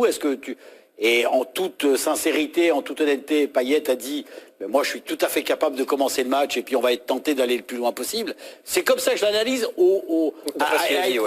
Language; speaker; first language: French; native; French